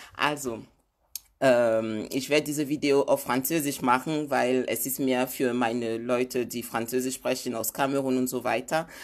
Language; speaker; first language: German; non-native, fluent; French